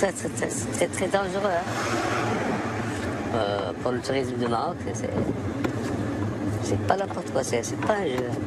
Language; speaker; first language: French; non-native, local second language; Arabic